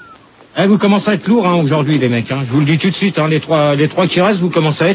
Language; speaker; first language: French; native; French